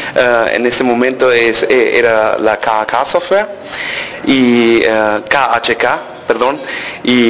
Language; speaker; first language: Spanish; early bilingual, heritage; Spanish